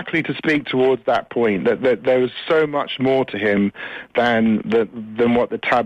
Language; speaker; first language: English; native; English